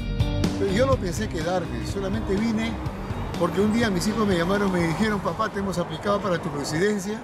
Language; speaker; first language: Spanish; native; Spanish